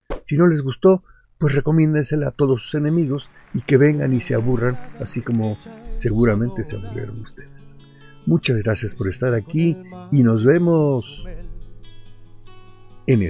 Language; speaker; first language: Spanish; native; Spanish